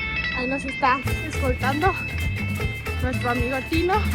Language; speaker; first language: Spanish; native; Spanish